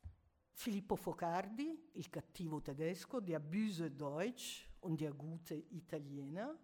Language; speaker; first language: German; non-native, fluent; Italian